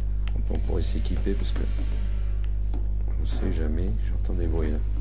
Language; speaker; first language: French; native; French